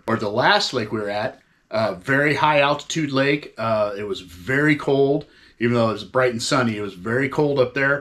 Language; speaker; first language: English; native; English